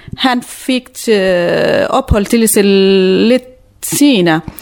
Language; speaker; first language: Danish; non-native, learner; Kurdish